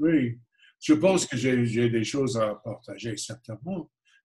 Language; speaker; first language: French; non-native, fluent; English